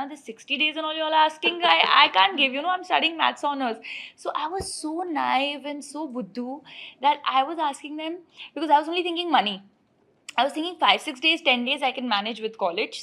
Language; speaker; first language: English; non-native, local second language; Hindi